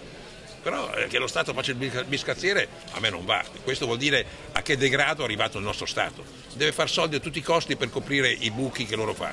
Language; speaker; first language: Italian; native; Italian